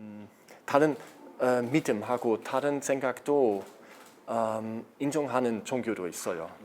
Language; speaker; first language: Korean; non-native, fluent; German